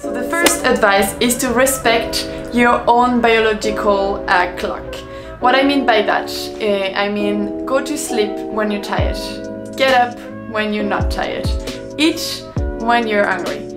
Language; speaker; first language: English; non-native, fluent; French